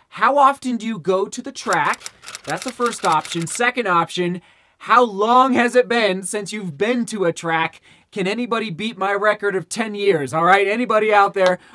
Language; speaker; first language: English; native; English